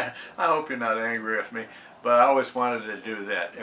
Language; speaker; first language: English; native; English